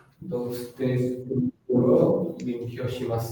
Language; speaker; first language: Japanese; non-native, learner; Bangla